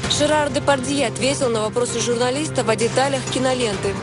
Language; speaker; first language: Russian; native; Russian